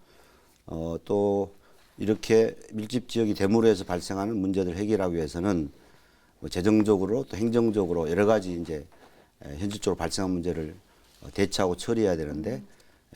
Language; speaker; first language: Korean; native; Korean